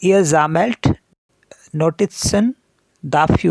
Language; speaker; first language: German; non-native, learner; Hindi